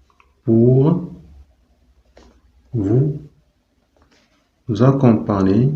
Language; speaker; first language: French; non-native, local second language; Arabic